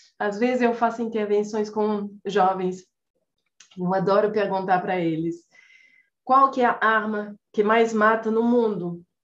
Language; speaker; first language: Portuguese; non-native, fluent; French